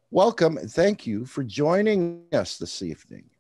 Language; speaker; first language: English; native; English